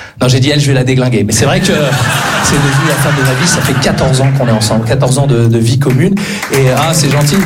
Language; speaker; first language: French; native; French